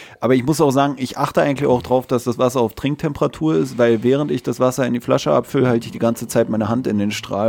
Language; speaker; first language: German; native; German